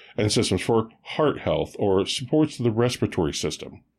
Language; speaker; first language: English; native; English